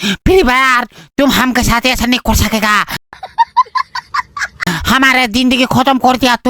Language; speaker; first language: Hindi; non-native, learner; Bangla